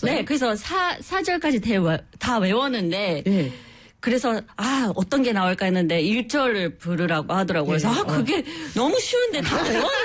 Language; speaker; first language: Korean; non-native, fluent; English